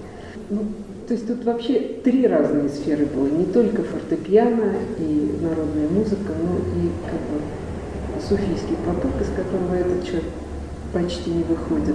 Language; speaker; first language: Russian; native; Russian